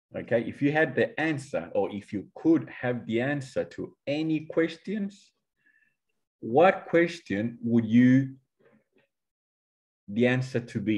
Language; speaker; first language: English; non-native, learner; Spanish